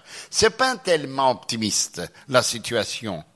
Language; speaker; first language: French; non-native, fluent; Greek